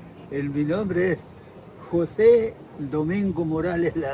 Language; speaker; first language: Spanish; native; Spanish